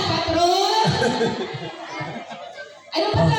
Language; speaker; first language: Filipino; native; Filipino